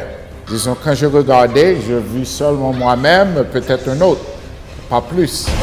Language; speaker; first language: French; non-native, learner; Haitian Creole